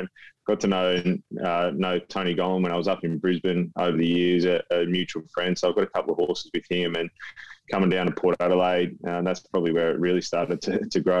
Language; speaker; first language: English; native; English